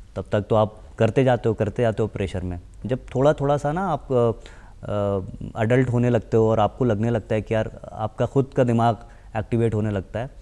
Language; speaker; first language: Hindi; native; Hindi